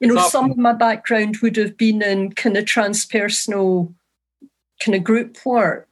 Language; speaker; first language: English; native; English